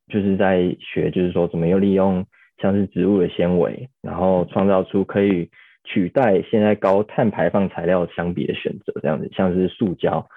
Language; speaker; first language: Chinese; native; Chinese